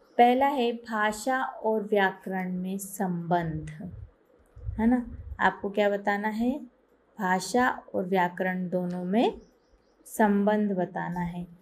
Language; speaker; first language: Hindi; native; Hindi